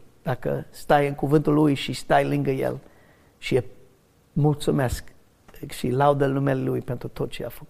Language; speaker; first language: Romanian; non-native, learner; English